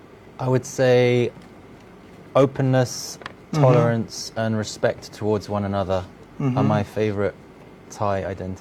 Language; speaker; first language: English; non-native, fluent; French